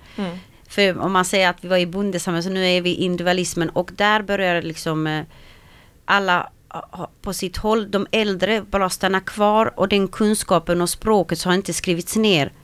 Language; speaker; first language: Swedish; early bilingual, other home language; Romany